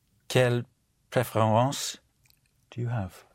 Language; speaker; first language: French; non-native, learner; English